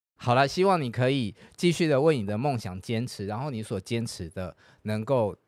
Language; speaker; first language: Chinese; native; Chinese